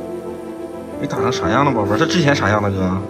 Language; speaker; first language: Chinese; native; Chinese